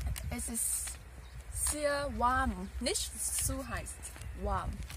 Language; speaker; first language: German; non-native, learner; Thai